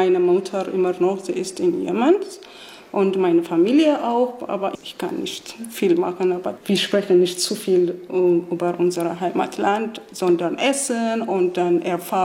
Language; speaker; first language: German; non-native, learner; Arabic